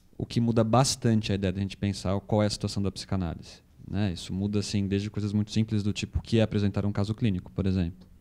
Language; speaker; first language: Portuguese; native; Portuguese